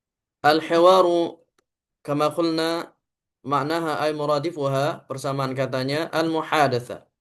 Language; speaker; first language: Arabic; non-native, fluent; Indonesian